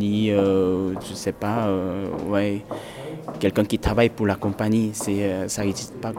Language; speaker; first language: French; non-native, fluent; Korean